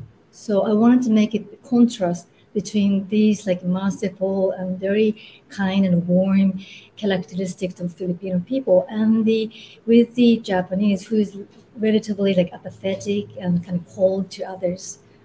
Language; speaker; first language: English; non-native, fluent; Japanese